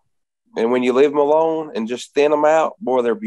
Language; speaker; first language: English; native; English